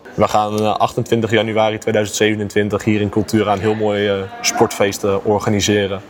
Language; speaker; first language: Dutch; native; Dutch